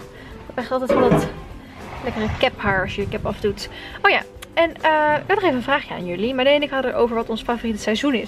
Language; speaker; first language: Dutch; native; Dutch